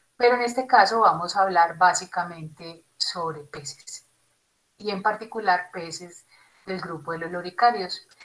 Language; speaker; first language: Spanish; native; Spanish